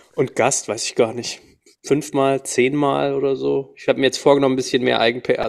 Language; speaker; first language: German; native; German